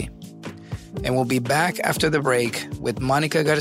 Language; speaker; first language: English; early bilingual, other home language; Spanish